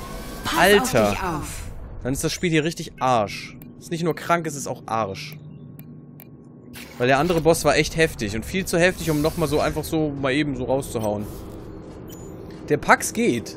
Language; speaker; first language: German; native; German